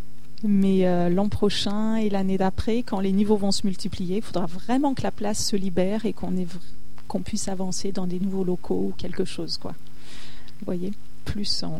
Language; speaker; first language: French; native; French